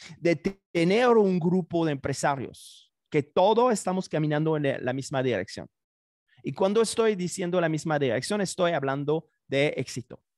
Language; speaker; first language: Spanish; non-native, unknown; French